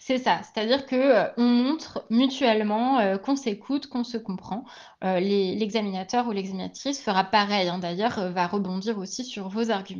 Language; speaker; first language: French; native; French